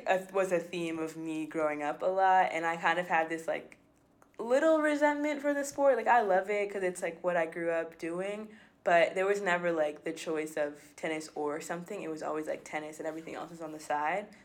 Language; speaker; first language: English; native; English